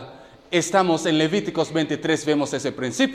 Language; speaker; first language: Spanish; non-native, fluent; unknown